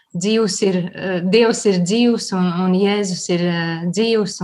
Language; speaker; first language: Latvian; native; Latvian